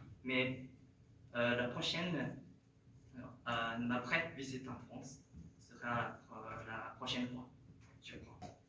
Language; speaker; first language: French; non-native, fluent; Japanese